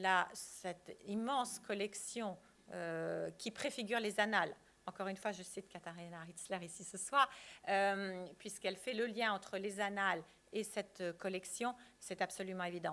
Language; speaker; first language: French; native; French